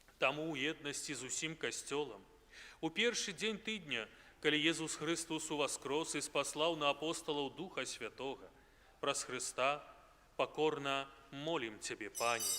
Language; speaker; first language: Belarusian; native; Belarusian